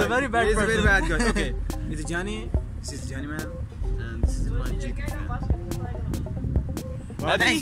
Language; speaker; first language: English; non-native, learner; Persian